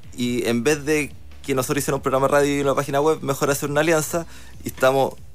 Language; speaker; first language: Spanish; native; Spanish